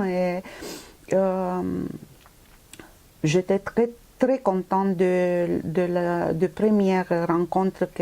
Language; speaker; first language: French; non-native, fluent; Romanian